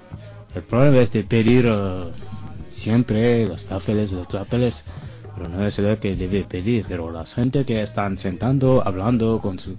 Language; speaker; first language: Spanish; non-native, learner; French